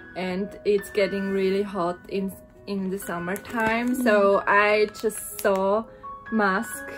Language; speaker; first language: English; non-native, fluent; German